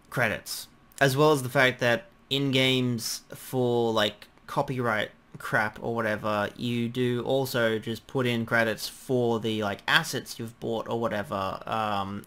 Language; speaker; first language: English; native; English